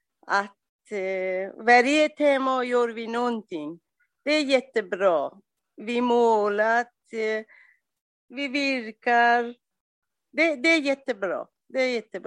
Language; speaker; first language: Swedish; non-native, learner; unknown